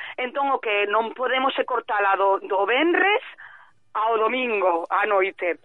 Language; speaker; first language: Galician; native; Galician